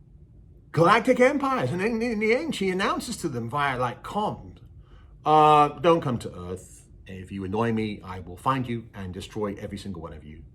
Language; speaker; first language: English; native; English